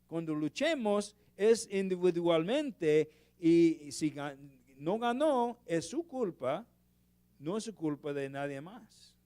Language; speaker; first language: Spanish; non-native, learner; English